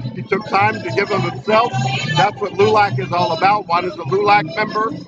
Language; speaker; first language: English; early bilingual, other home language; Spanish